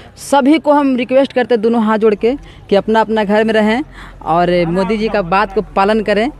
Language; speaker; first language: Hindi; native; Hindi